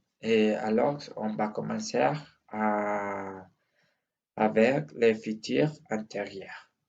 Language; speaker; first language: French; non-native, learner; Spanish